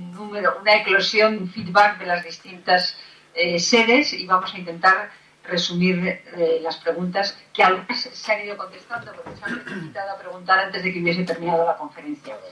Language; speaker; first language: Spanish; native; Spanish